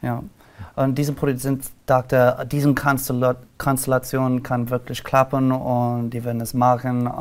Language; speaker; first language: German; non-native, learner; English